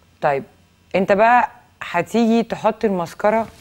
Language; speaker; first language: Arabic; native; Arabic